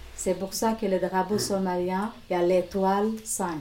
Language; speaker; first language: French; non-native, learner; Somali